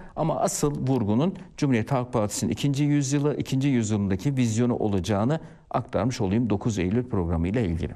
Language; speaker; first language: Turkish; early bilingual, heritage; Turkish